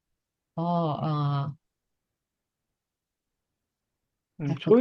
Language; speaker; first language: Korean; non-native, learner; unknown